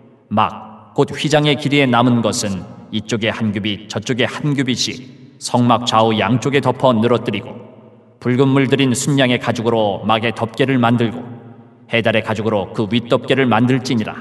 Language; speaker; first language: Korean; native; Korean